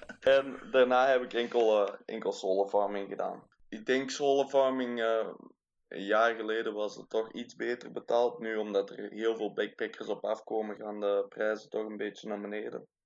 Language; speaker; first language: Dutch; native; Dutch